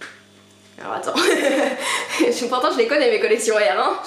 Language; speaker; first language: French; native; French